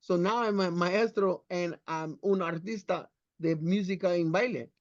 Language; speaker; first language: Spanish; non-native, learner; English